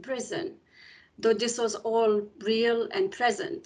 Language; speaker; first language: English; non-native, fluent; Romanian